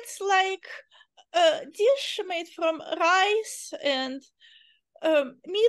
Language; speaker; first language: English; non-native, fluent; Uzbek